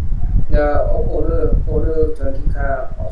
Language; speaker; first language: Korean; non-native, learner; Vietnamese